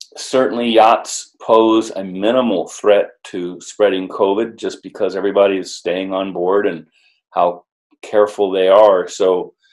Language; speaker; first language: English; native; English